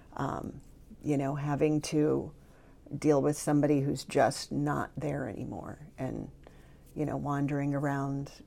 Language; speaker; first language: English; native; English